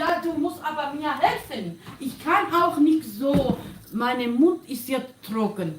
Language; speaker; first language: German; non-native, learner; Kurdish